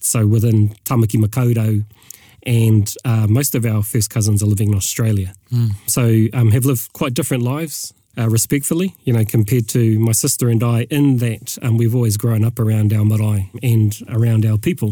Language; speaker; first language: English; native; English